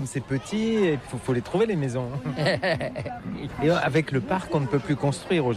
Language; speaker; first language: French; native; French